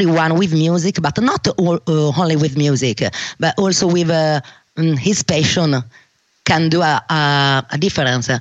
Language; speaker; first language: English; non-native, learner; Russian